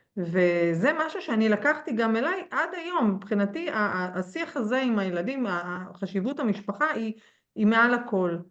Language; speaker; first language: Hebrew; native; Hebrew